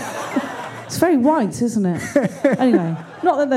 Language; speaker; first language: English; native; English